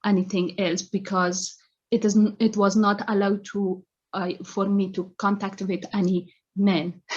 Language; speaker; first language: English; non-native, learner; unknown